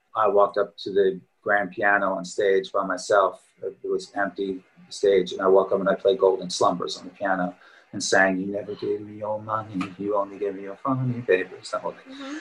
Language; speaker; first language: English; native; English